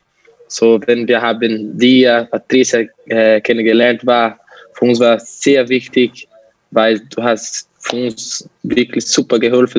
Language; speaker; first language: German; non-native, learner; Portuguese